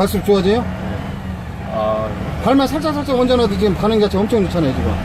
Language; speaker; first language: Korean; native; Korean